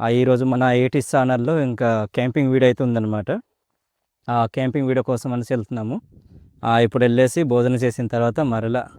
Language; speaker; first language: Telugu; non-native, local second language; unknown